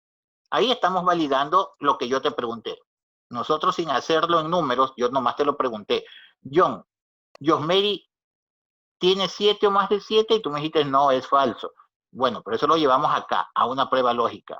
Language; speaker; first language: Spanish; native; Spanish